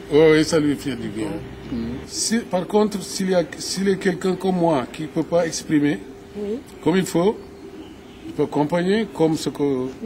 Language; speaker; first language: French; non-native, learner; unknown